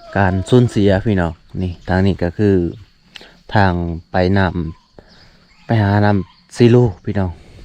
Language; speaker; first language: Lao; native; Lao